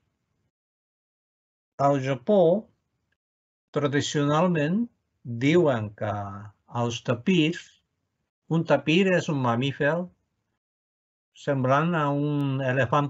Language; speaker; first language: Catalan; non-native, fluent; Japanese